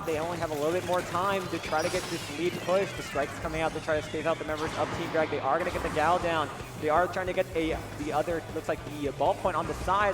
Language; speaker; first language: English; native; English